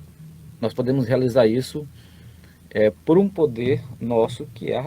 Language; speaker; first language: Portuguese; native; Portuguese